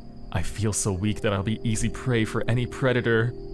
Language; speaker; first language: English; native; English